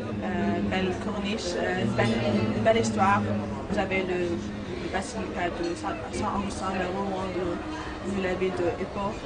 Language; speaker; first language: French; non-native, learner; English